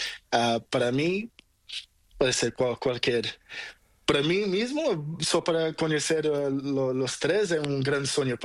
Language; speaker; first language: Spanish; non-native, learner; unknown